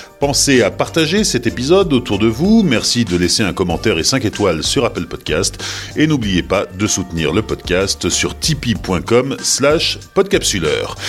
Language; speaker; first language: French; native; French